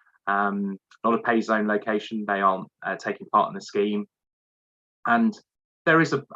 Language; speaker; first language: English; native; English